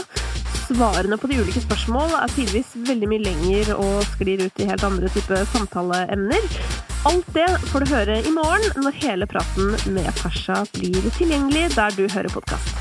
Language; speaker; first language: Norwegian; native; Norwegian